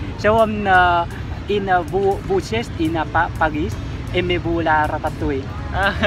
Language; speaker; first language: French; non-native, learner; Vietnamese